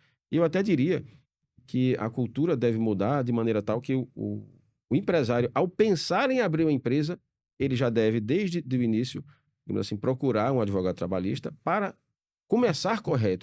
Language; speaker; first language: Portuguese; native; Portuguese